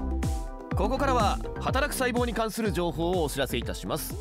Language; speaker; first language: Japanese; native; Japanese